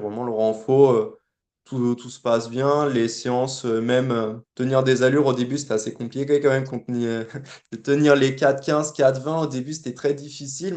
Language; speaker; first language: French; native; French